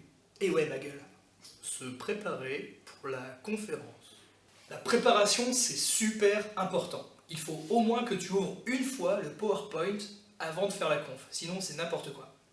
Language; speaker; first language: French; native; French